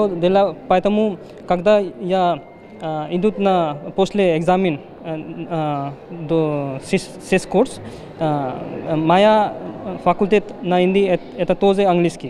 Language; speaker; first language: Russian; non-native, learner; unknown